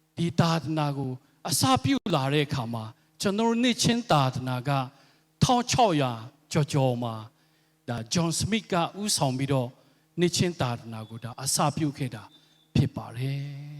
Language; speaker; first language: Burmese; non-native, local second language; Lahu